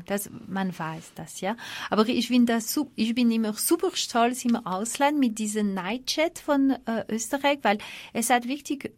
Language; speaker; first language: German; non-native, fluent; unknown